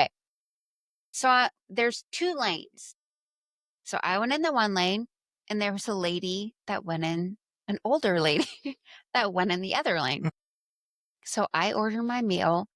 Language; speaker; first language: English; native; English